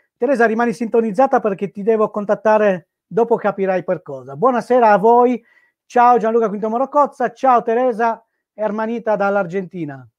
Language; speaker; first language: Italian; native; Italian